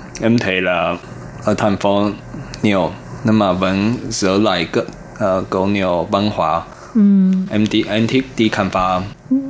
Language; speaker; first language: Vietnamese; non-native, learner; Chinese